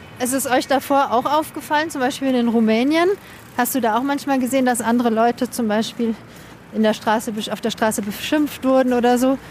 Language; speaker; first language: German; native; German